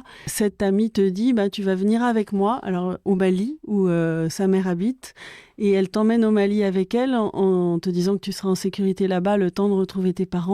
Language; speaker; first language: French; native; French